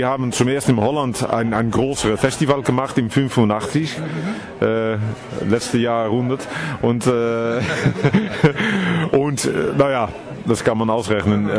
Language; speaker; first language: German; non-native, fluent; Dutch